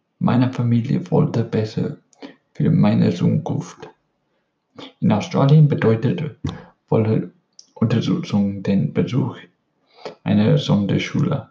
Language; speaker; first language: German; non-native, learner; English